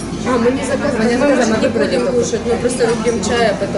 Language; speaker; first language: Russian; native; Russian